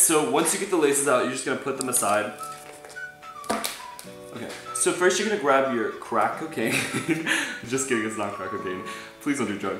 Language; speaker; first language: English; native; English